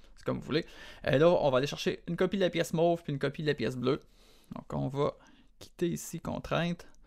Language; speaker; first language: French; native; French